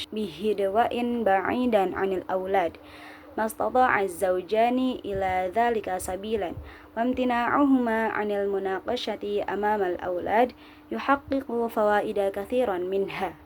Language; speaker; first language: Arabic; non-native, learner; Indonesian